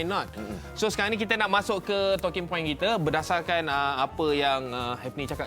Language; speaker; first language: Malay; native; Malay